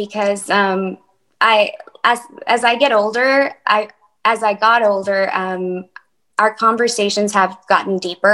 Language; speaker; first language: English; early bilingual, other home language; Spanish